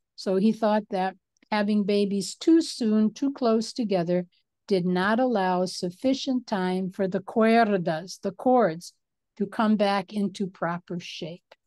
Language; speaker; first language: English; native; English